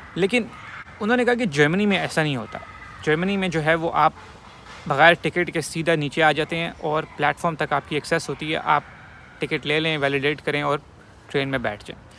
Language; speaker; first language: Urdu; native; Urdu